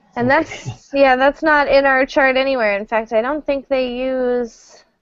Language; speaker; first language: English; native; English